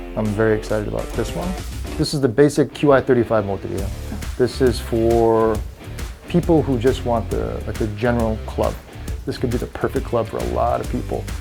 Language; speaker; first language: English; native; English